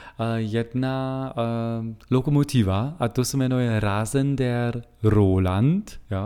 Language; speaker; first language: Czech; non-native, fluent; German